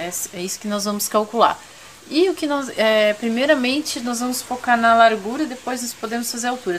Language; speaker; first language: Portuguese; native; Portuguese